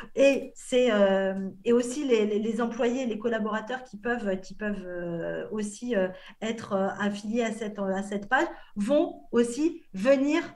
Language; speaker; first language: French; native; French